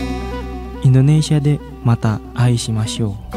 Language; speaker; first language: Japanese; non-native, fluent; Indonesian